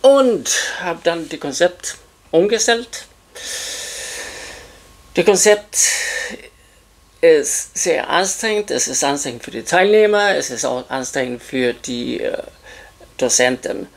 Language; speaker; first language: German; non-native, fluent; Swedish